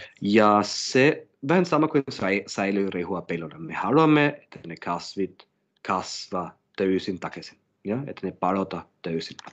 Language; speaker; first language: Finnish; non-native, fluent; German